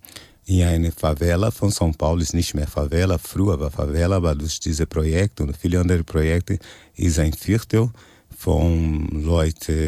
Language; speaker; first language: German; non-native, fluent; Portuguese